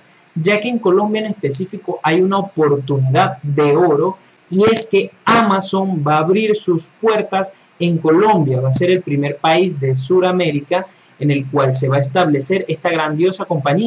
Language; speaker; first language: Spanish; native; Spanish